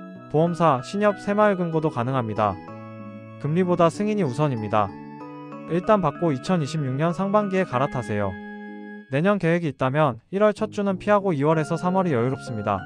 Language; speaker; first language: Korean; native; Korean